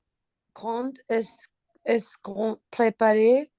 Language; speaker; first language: French; non-native, learner; Spanish